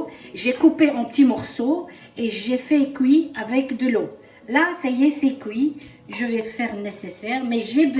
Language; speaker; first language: French; non-native, fluent; Arabic